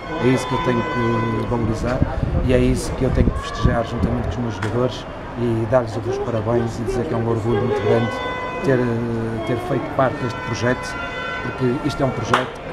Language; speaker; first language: Portuguese; native; Portuguese